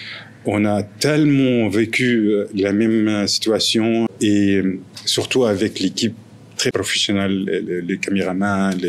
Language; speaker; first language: French; non-native, fluent; Arabic